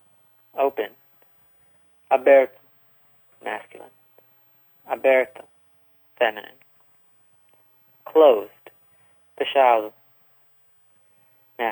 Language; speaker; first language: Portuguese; non-native, fluent; English